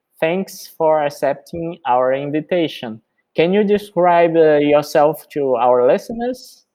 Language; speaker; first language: English; non-native, fluent; Portuguese